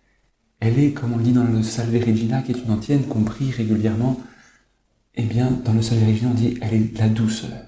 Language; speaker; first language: French; native; French